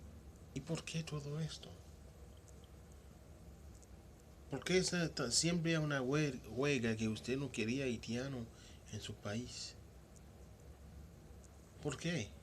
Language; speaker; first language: Spanish; non-native, local second language; Haitian Creole